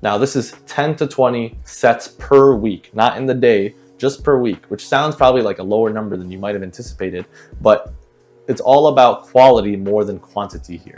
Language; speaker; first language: English; native; English